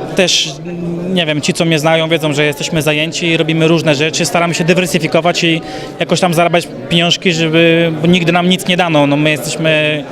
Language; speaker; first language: Polish; native; Polish